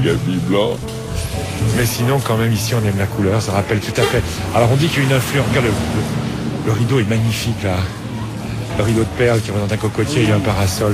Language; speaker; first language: French; native; French